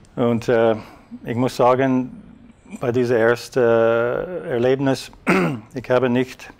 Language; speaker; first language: German; non-native, fluent; English